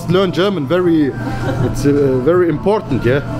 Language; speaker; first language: English; non-native, learner; German